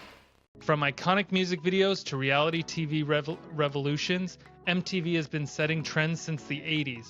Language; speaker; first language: English; native; English